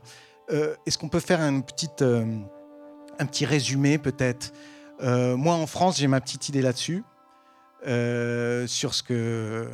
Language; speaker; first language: French; native; French